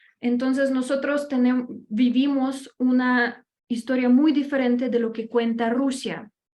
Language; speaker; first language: Spanish; non-native, fluent; Ukrainian